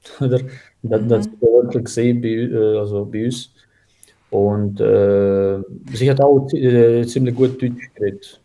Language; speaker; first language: German; non-native, fluent; Croatian